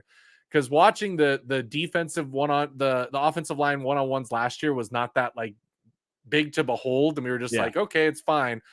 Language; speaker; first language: English; native; English